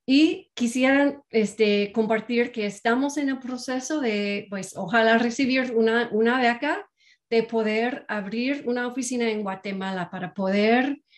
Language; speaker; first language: Spanish; non-native, fluent; English